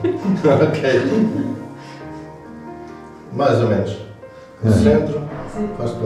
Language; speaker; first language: Portuguese; non-native, local second language; German